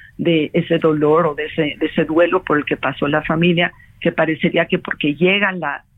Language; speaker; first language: Spanish; native; Spanish